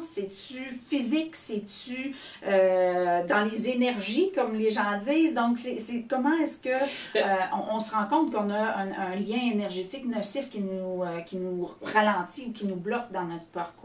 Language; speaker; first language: French; native; French